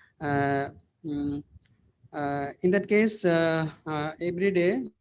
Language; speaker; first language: English; non-native, learner; Bangla